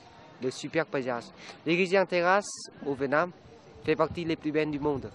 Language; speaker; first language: French; non-native, fluent; Vietnamese